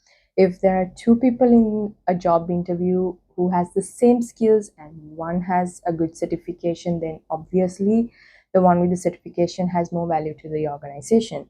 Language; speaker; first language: English; non-native, local second language; Sinhala